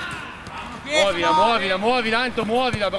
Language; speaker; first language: Italian; native; Italian